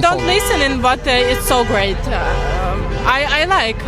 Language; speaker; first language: English; non-native, learner; Ukrainian